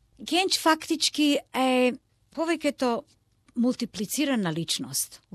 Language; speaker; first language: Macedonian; non-native, local second language; Turkish